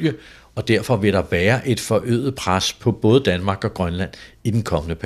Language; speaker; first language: Danish; native; Danish